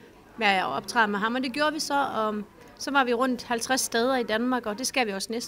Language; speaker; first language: Danish; native; Danish